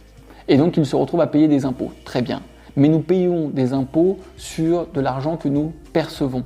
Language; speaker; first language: French; native; French